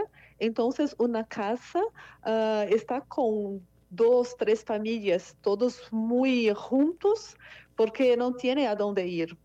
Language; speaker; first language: Spanish; non-native, fluent; Portuguese